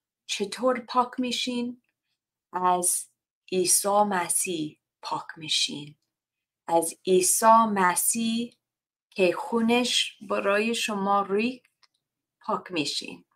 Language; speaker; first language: Persian; non-native, learner; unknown